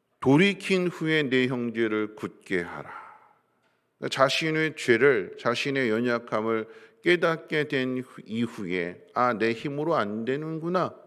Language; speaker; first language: Korean; native; Korean